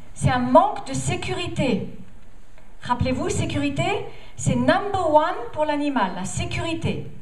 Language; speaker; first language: French; non-native, fluent; English